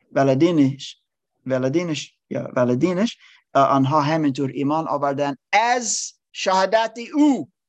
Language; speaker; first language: Persian; non-native, learner; English